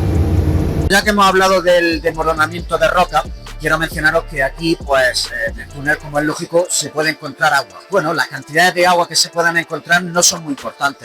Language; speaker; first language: Spanish; native; Spanish